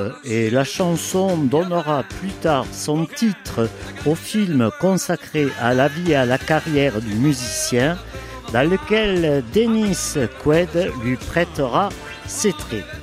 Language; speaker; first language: French; native; French